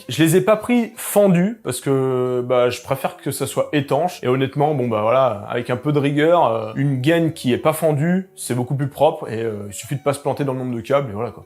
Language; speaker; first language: French; native; French